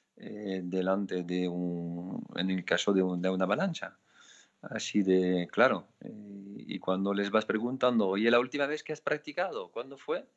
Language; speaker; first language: Spanish; non-native, fluent; French